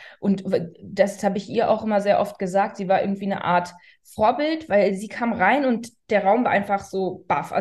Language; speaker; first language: German; early bilingual, other home language; Persian